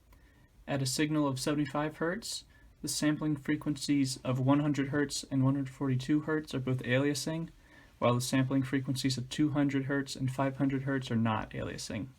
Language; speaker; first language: English; native; English